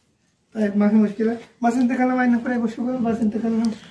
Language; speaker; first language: Arabic; non-native, learner; Bangla